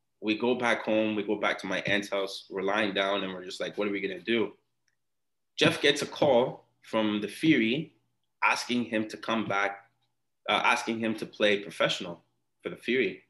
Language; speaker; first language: English; non-native, fluent; Akan